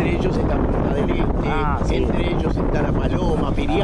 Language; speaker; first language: Spanish; native; Spanish